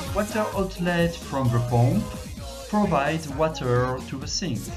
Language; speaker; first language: English; non-native, fluent; French